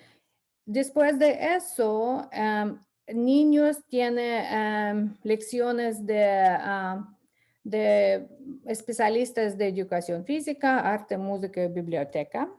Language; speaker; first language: Spanish; non-native, fluent; English